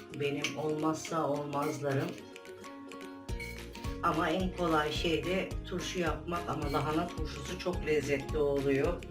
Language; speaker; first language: Turkish; native; Turkish